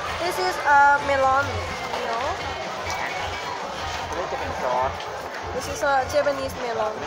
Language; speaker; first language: English; non-native, learner; Lao